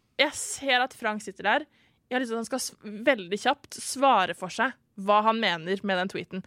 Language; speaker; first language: Norwegian; native; Norwegian